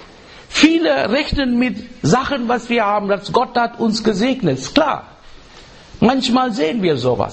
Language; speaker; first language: German; non-native, learner; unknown